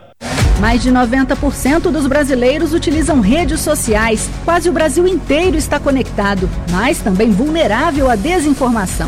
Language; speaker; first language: Portuguese; native; Portuguese